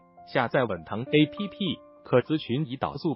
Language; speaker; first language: Chinese; native; Chinese